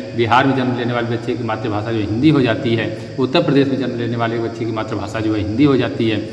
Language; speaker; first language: Hindi; native; Hindi